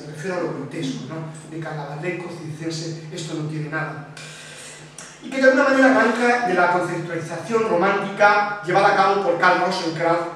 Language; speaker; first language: Spanish; native; Spanish